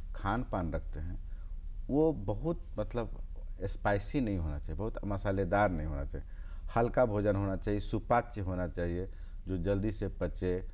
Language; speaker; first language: Hindi; native; Hindi